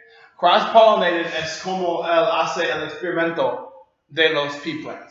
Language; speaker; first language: Spanish; non-native, learner; English